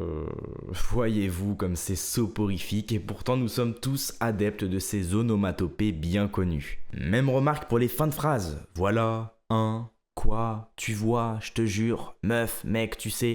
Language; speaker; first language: French; native; French